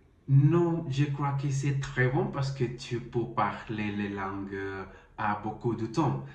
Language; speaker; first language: French; non-native, learner; Spanish